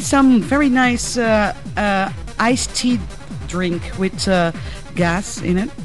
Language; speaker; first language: English; non-native, fluent; Dutch